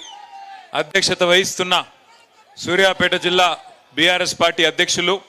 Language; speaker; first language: Telugu; native; Telugu